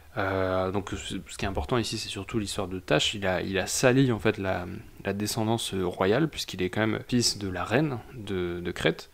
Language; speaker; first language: French; native; French